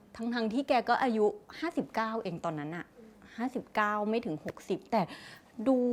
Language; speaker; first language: Thai; native; Thai